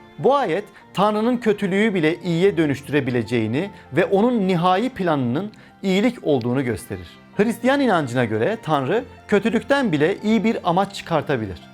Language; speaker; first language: Turkish; native; Turkish